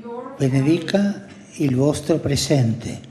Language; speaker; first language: Italian; non-native, fluent; Spanish